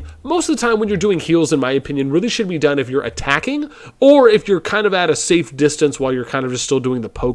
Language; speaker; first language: English; native; English